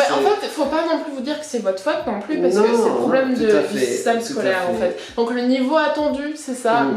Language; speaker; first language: French; early bilingual, other home language; English